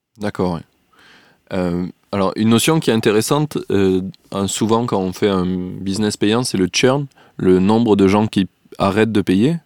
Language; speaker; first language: French; native; French